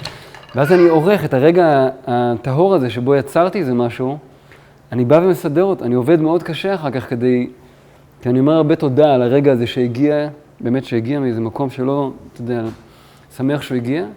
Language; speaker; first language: Hebrew; native; Hebrew